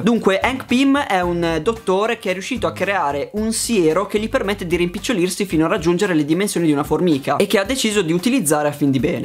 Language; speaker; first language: Italian; native; Italian